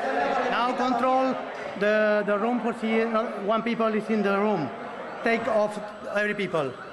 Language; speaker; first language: English; non-native, learner; Spanish